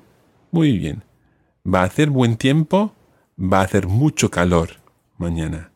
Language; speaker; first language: Spanish; non-native, fluent; English